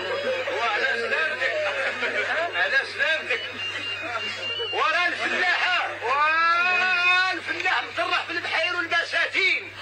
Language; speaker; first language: Arabic; native; Arabic